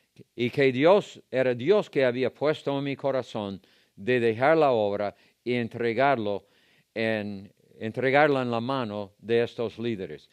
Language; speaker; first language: Spanish; non-native, fluent; English